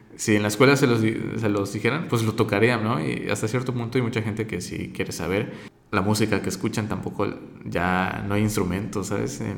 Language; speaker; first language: Spanish; native; Spanish